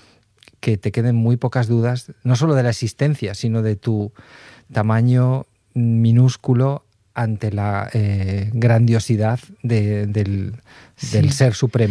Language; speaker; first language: Spanish; native; Spanish